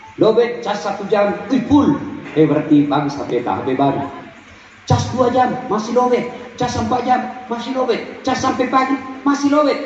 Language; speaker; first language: Indonesian; non-native, local second language; Buginese